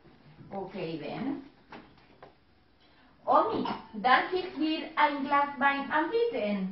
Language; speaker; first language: German; non-native, learner; Spanish